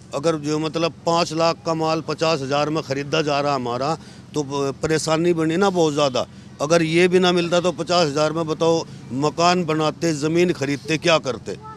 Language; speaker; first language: Hindi; native; Hindi